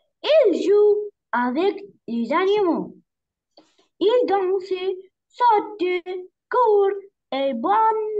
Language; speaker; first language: French; non-native, learner; Arabic